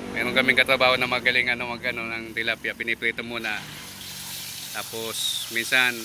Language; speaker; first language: Filipino; non-native, local second language; Bikol